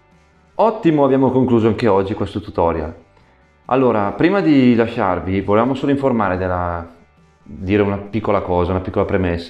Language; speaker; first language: Italian; native; Italian